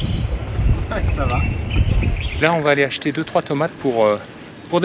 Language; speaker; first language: French; native; French